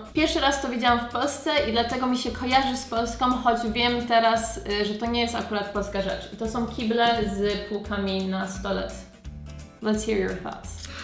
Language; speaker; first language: Polish; early bilingual, heritage; Polish